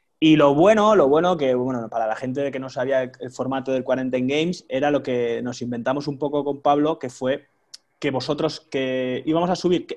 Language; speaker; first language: Spanish; native; Spanish